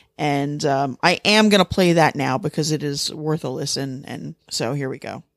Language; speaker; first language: English; native; English